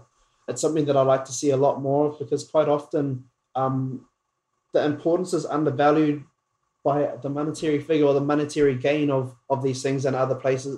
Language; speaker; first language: English; native; English